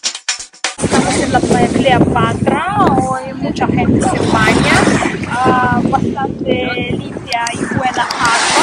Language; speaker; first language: Spanish; non-native, learner; Russian